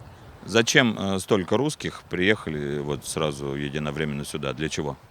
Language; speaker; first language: Russian; native; Russian